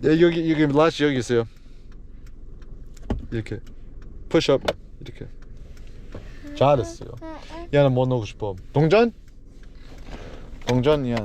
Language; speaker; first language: Korean; early bilingual, heritage; English